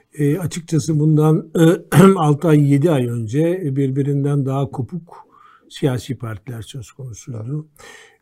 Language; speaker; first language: Turkish; native; Turkish